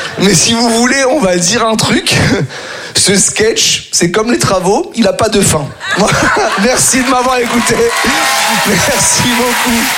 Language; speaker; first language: French; native; French